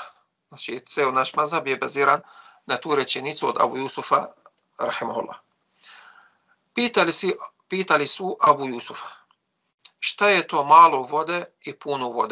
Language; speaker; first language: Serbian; non-native, fluent; Arabic